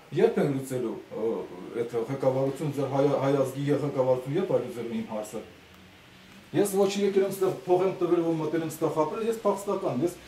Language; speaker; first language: Armenian; early bilingual, heritage; Armenian